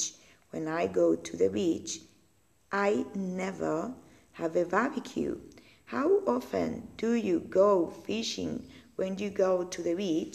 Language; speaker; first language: English; non-native, learner; Spanish